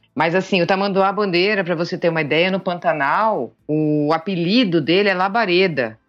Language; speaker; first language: Portuguese; native; Portuguese